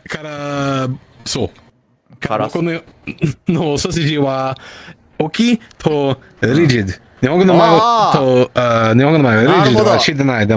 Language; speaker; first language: Japanese; non-native, learner; Spanish